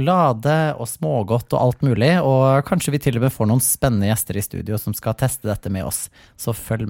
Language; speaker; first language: Norwegian; native; Norwegian